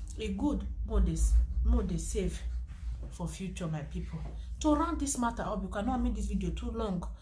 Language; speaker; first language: Nigerian Pidgin; non-native, local second language; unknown